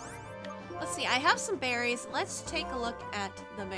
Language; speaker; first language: English; native; English